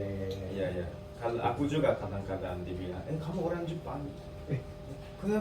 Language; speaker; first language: Indonesian; non-native, learner; Japanese